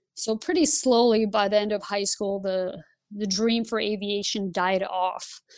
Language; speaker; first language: English; early bilingual, other home language; Lithuanian